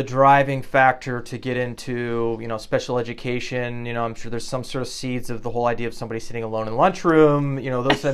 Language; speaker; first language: English; native; English